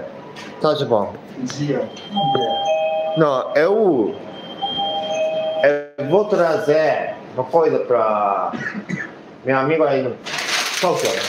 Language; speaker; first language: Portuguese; non-native, learner; Japanese